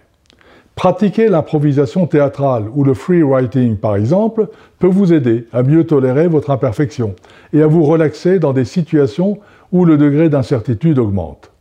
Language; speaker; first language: French; native; French